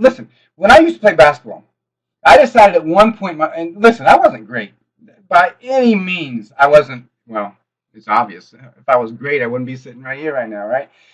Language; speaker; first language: English; native; English